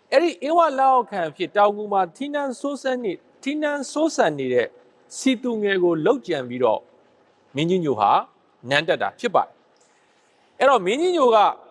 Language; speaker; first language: Burmese; native; Burmese